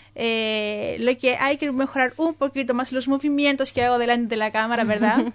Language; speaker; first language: Spanish; non-native, fluent; Greek